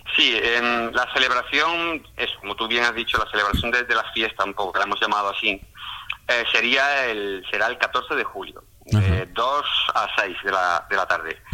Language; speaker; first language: Spanish; native; Spanish